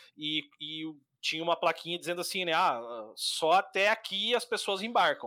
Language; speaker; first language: Portuguese; native; Portuguese